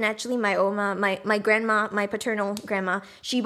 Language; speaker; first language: English; native; English